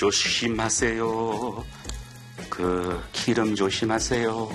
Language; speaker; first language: Korean; non-native, learner; English